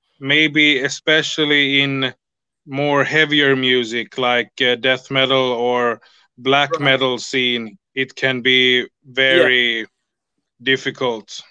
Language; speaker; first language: English; non-native, fluent; Swedish